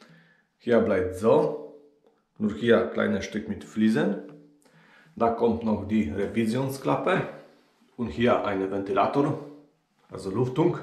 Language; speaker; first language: German; non-native, learner; Polish